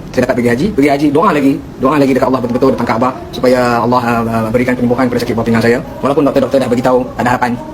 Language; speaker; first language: Malay; native; Malay